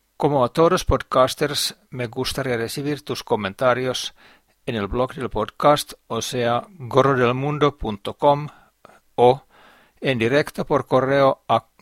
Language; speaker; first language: Spanish; non-native, fluent; Finnish